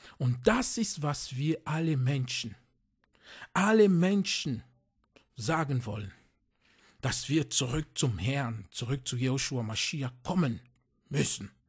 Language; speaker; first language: German; non-native, fluent; French